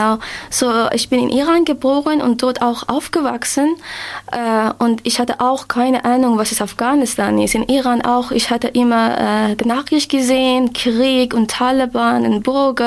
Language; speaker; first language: German; non-native, learner; Persian